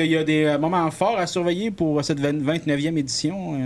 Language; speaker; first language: French; native; French